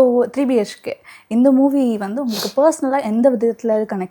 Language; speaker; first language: Tamil; native; Tamil